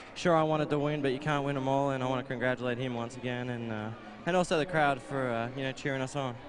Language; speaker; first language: English; native; English